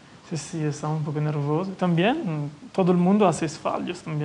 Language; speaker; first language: Spanish; non-native, fluent; Italian